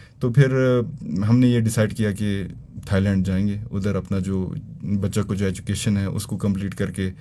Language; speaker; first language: Urdu; non-native, local second language; Brahui